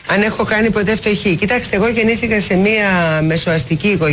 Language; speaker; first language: Greek; native; Greek